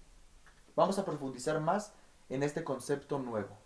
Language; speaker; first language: Spanish; native; Spanish